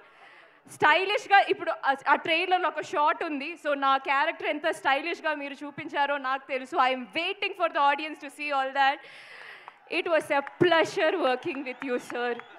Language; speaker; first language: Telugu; non-native, learner; Malayalam